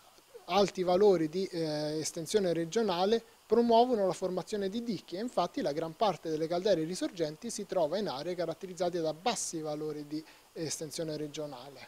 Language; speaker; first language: Italian; native; Italian